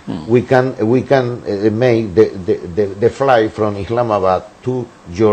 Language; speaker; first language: English; non-native, learner; Spanish